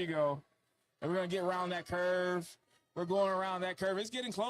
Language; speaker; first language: English; native; English